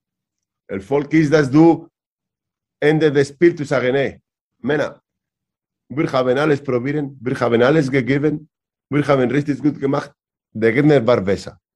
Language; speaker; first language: German; non-native, learner; Spanish